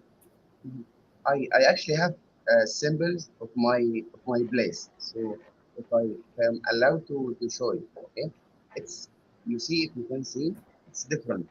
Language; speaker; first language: English; non-native, learner; Arabic